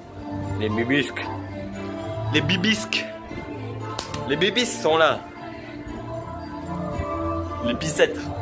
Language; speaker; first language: French; native; French